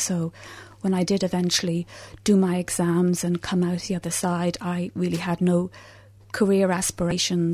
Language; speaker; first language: English; native; English